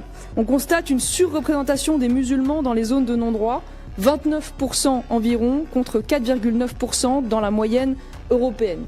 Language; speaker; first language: French; native; French